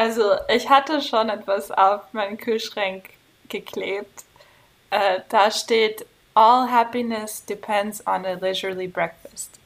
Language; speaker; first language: German; non-native, fluent; English